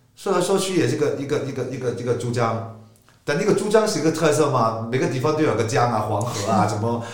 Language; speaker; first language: Chinese; non-native, local second language; Cantonese